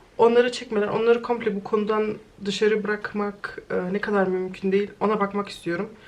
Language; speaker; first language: Turkish; early bilingual, heritage; Turkish